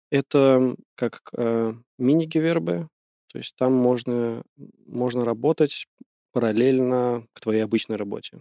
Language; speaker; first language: Russian; early bilingual, heritage; Russian